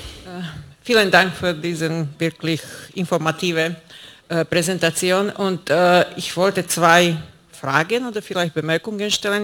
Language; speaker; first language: German; non-native, fluent; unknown